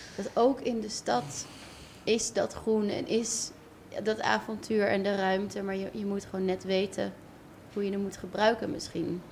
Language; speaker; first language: Dutch; native; Dutch